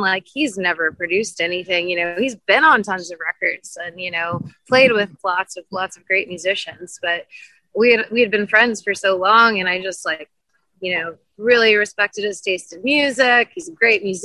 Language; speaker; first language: English; native; English